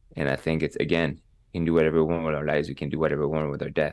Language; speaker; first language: English; non-native, fluent; French